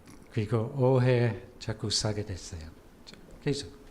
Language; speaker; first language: Korean; non-native, fluent; English